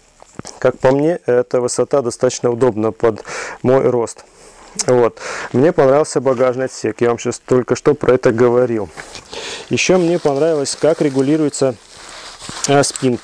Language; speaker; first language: Russian; native; Russian